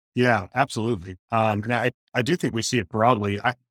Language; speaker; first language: English; native; English